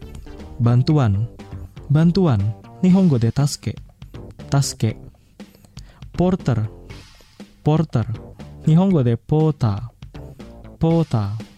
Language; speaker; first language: Japanese; non-native, fluent; Indonesian